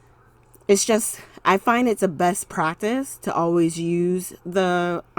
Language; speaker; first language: English; native; English